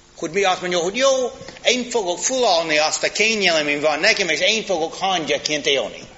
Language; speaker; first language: Hungarian; non-native, fluent; English